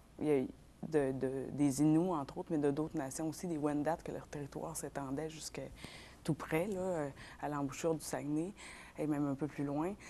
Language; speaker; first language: French; non-native, local second language; Innu-aimun